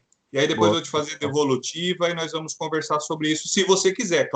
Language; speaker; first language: Portuguese; native; Portuguese